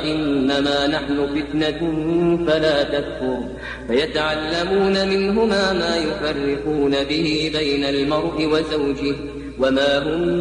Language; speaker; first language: Arabic; native; Arabic